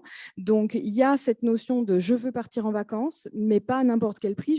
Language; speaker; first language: French; native; French